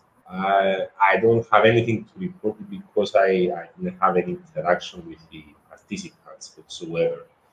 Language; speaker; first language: English; non-native, fluent; Greek